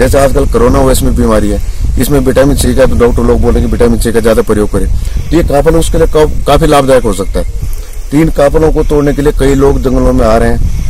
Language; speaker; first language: Hindi; native; Hindi